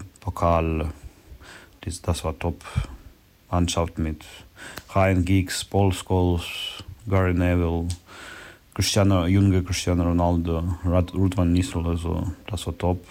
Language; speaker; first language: German; non-native, learner; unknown